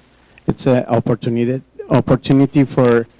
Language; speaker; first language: English; non-native, learner; Spanish